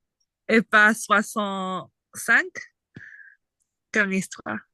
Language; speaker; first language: French; non-native, learner; English